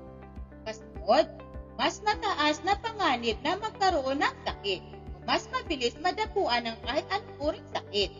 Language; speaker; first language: Filipino; native; Filipino